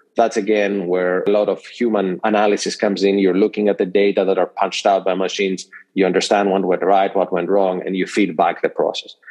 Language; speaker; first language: English; non-native, fluent; Greek